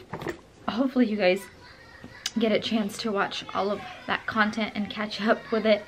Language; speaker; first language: English; native; English